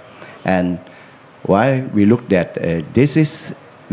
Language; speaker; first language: English; non-native, learner; Indonesian